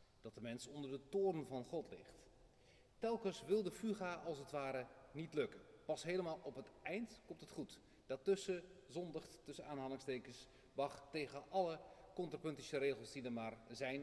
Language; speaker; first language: Dutch; native; Dutch